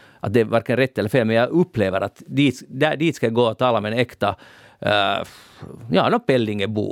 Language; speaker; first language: Swedish; native; Swedish